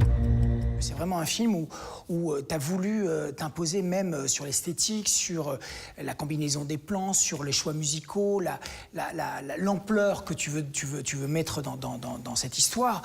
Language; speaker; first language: French; native; French